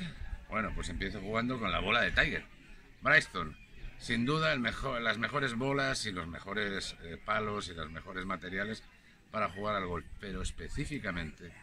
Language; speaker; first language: Spanish; native; Spanish